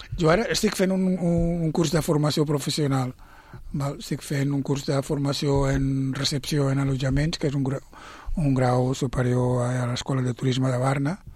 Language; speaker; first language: Catalan; non-native, fluent; Portuguese